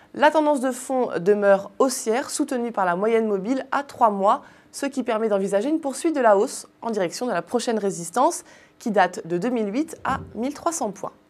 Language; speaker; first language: French; native; French